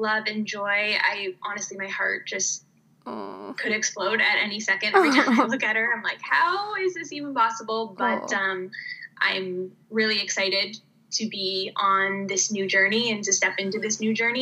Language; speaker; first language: English; native; English